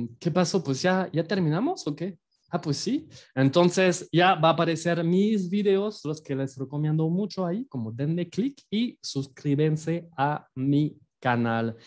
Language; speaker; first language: Spanish; non-native, fluent; French